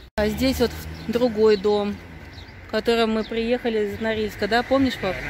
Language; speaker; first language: Russian; native; Russian